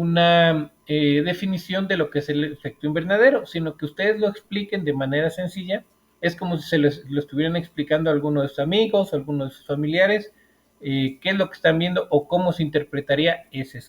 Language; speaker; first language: Spanish; native; Spanish